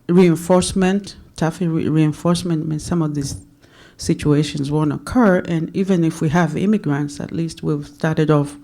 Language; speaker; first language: English; non-native, local second language; Swahili